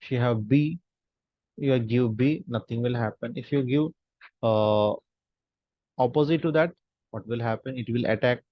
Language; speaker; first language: English; non-native, local second language; Hindi